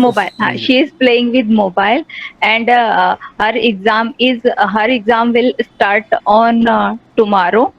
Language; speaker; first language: English; non-native, learner; Hindi